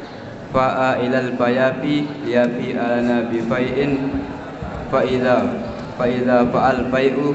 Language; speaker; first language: Arabic; non-native, learner; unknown